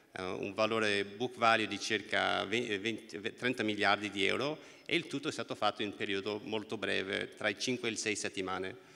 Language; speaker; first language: Italian; non-native, fluent; English